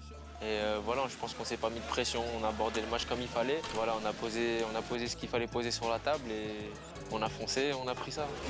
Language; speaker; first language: French; native; French